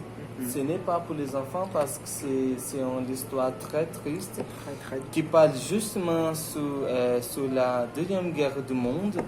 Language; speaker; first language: French; non-native, learner; Portuguese